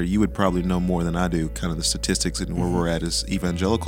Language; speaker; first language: English; native; English